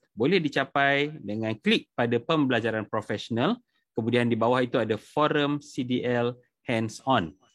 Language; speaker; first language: Malay; native; Malay